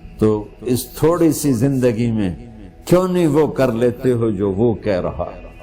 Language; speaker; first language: Urdu; non-native, local second language; Punjabi